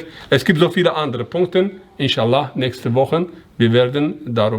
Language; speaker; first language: German; non-native, learner; Persian